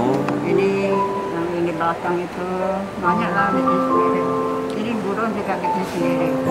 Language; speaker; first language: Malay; non-native, local second language; Min Nan Chinese